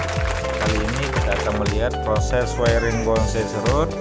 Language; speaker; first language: Indonesian; native; Indonesian